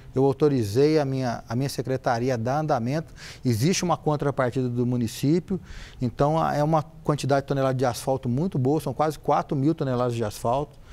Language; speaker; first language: Portuguese; native; Portuguese